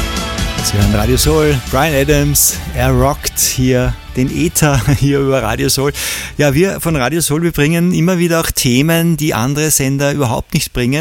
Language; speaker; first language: German; native; German